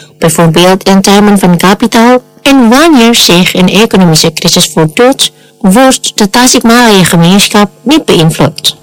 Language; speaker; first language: Dutch; non-native, fluent; Indonesian